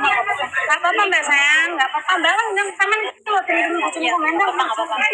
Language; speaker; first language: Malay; non-native, local second language; Javanese